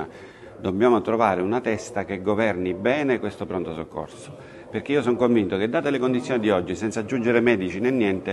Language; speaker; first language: Italian; native; Italian